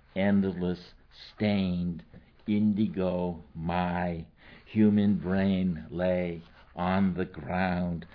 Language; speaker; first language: English; native; English